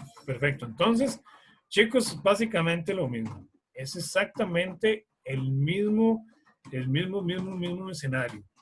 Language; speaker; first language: Spanish; native; Spanish